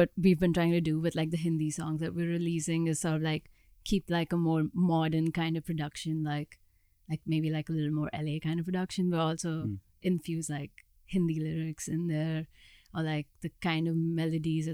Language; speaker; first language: English; non-native, local second language; Hindi